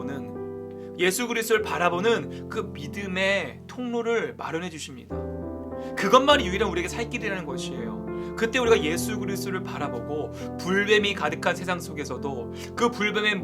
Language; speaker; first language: Korean; native; Korean